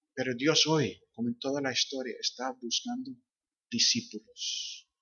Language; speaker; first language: Spanish; non-native, fluent; English